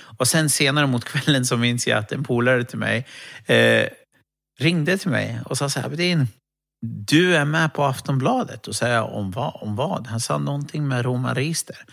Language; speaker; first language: Swedish; early bilingual, other home language; Romany